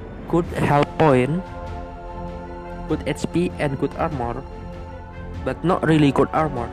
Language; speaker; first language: English; non-native, learner; Indonesian